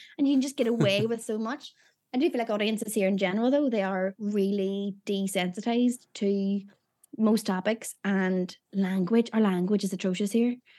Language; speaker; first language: English; native; English